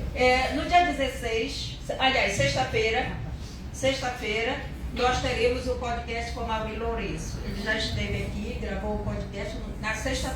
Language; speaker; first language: Portuguese; native; Portuguese